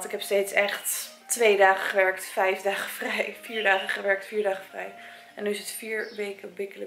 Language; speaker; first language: Dutch; native; Dutch